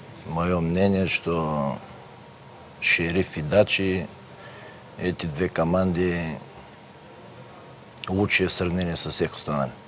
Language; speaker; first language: Russian; non-native, learner; Bulgarian